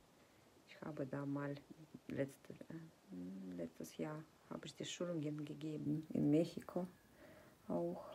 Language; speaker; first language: German; non-native, fluent; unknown